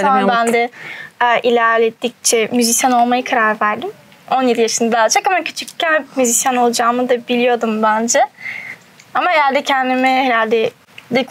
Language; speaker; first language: Turkish; early bilingual, heritage; Turkish